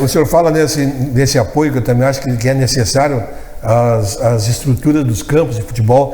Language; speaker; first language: Portuguese; native; Portuguese